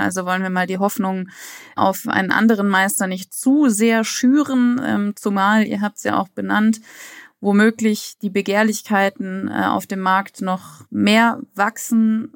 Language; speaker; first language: German; native; German